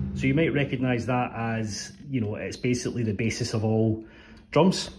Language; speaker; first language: English; native; English